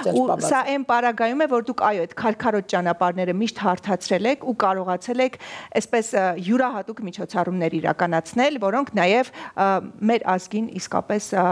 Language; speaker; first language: Armenian; native; Armenian